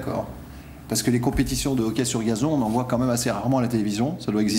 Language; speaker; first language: French; native; French